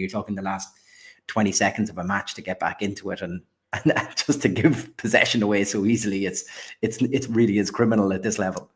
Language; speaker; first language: English; native; English